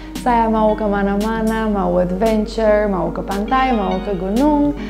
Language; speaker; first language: Indonesian; non-native, learner; Romanian